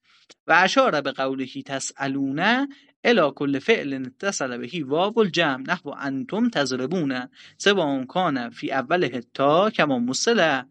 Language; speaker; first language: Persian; native; Persian